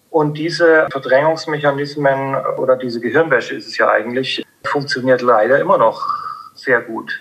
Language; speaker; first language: German; native; German